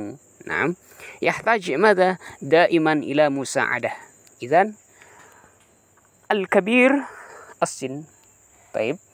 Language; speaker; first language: Arabic; non-native, fluent; Indonesian